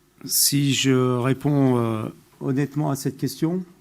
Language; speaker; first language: French; native; French